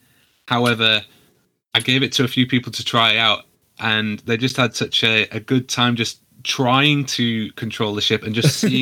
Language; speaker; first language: English; native; English